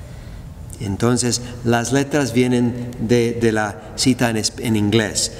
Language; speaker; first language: Spanish; non-native, fluent; English